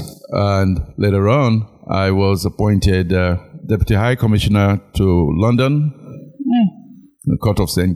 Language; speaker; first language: English; non-native, local second language; Krio